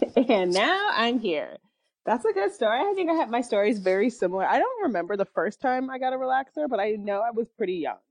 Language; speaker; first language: English; early bilingual, other home language; Yoruba